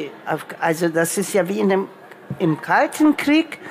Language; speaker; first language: German; non-native, local second language; Turkish